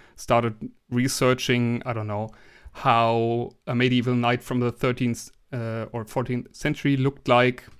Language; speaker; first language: English; non-native, fluent; German